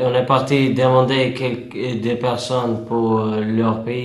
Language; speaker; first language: French; non-native, learner; Albanian